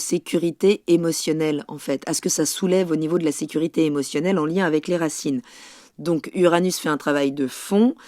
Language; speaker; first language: French; native; French